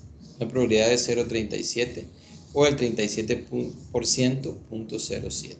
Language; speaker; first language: Spanish; native; Spanish